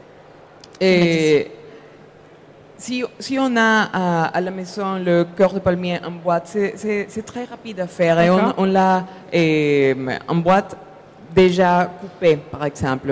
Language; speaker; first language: French; non-native, fluent; Spanish